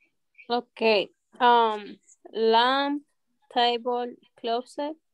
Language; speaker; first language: English; non-native, learner; Spanish